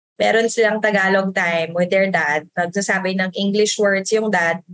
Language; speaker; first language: Filipino; early bilingual, other home language; Waray